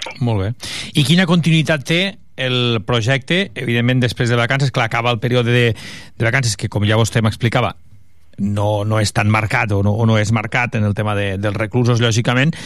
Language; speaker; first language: Catalan; native; Catalan